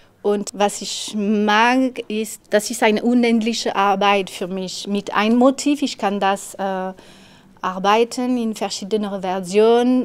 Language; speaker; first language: German; non-native, fluent; French